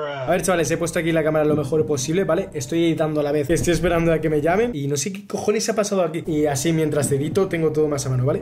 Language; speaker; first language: Spanish; native; Spanish